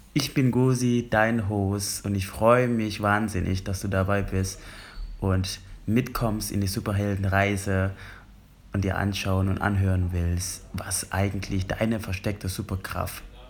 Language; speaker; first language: German; non-native, fluent; Indonesian